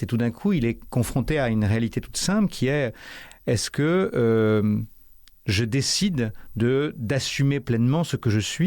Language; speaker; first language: French; native; French